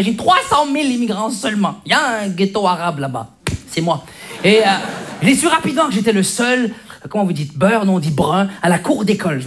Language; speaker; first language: French; early bilingual, other home language; Arabic